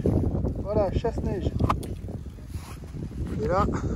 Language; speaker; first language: French; native; French